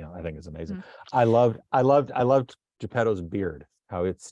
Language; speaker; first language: English; native; English